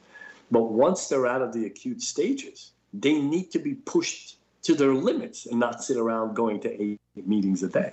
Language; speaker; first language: English; native; English